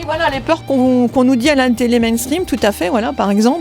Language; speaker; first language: French; native; French